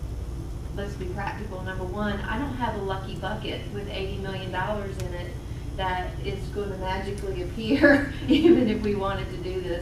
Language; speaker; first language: English; native; English